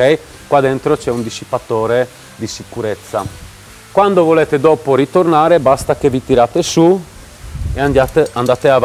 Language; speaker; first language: Italian; non-native, fluent; Czech